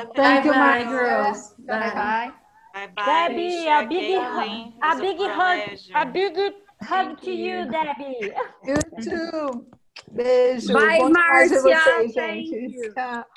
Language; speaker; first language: English; non-native, fluent; Portuguese